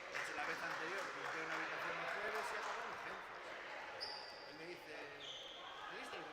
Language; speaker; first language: Spanish; native; Spanish